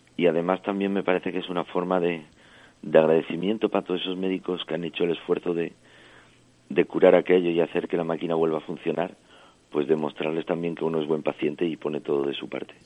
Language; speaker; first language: Spanish; early bilingual, heritage; Spanish